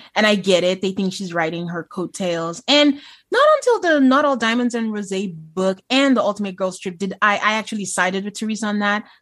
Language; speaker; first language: English; non-native, local second language; Yoruba